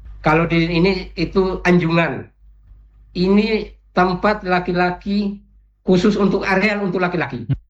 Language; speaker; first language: Indonesian; non-native, local second language; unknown